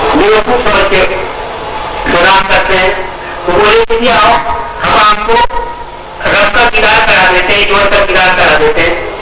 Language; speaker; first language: Urdu; non-native, local second language; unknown